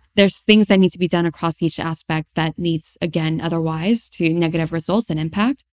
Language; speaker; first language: English; non-native, fluent; French